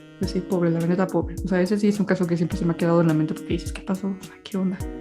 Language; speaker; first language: Spanish; native; Spanish